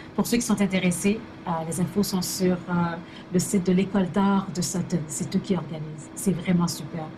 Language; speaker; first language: French; early bilingual, other home language; Haitian Creole